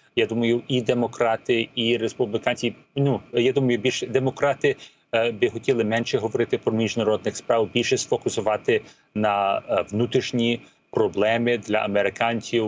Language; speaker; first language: Ukrainian; early bilingual, heritage; Ukrainian